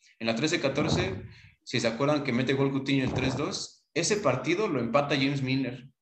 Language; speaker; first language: Spanish; native; Spanish